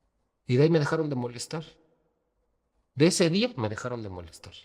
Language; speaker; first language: Spanish; native; Spanish